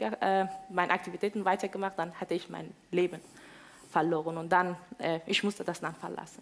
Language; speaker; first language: German; non-native, fluent; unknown